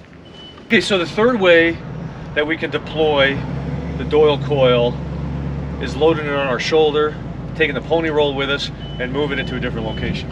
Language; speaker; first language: English; native; English